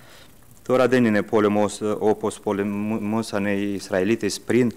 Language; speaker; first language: Greek; early bilingual, heritage; Greek